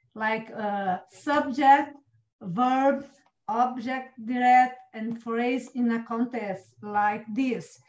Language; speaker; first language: English; non-native, learner; Portuguese